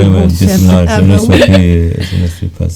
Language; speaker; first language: French; non-native, fluent; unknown